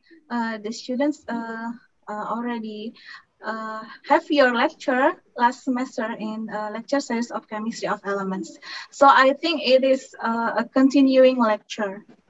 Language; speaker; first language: English; non-native, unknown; Sundanese